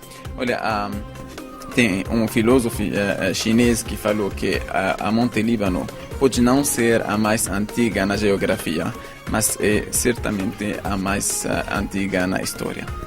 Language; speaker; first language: Portuguese; non-native, fluent; Arabic